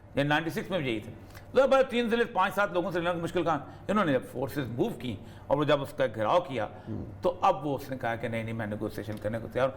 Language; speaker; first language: Urdu; non-native, local second language; Pashto